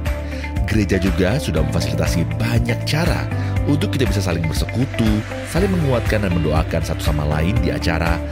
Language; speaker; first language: Indonesian; native; Indonesian